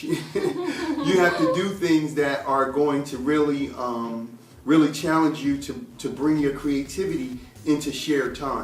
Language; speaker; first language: English; native; English